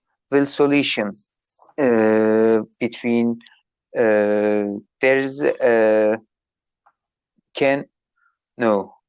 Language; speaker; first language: English; non-native, learner; Turkish